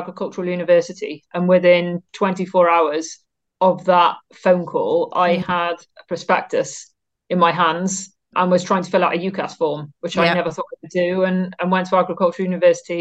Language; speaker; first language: English; native; English